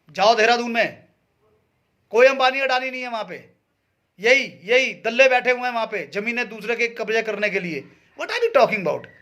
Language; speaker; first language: Hindi; native; Hindi